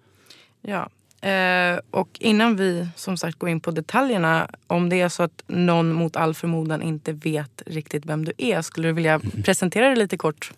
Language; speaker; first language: Swedish; native; Swedish